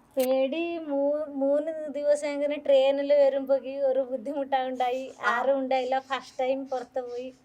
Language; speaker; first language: Malayalam; non-native, local second language; Odia